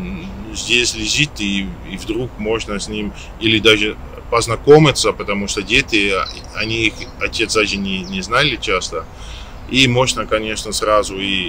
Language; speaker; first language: Russian; non-native, learner; Dutch